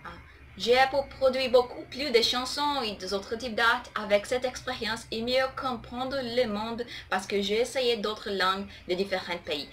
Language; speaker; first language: French; non-native, learner; Portuguese